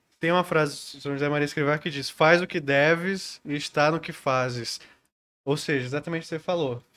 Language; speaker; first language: Portuguese; native; Portuguese